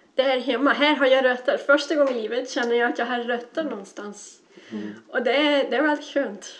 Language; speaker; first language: Swedish; non-native, fluent; Dutch